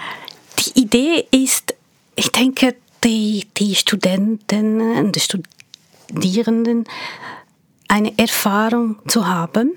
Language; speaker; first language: German; non-native, fluent; Portuguese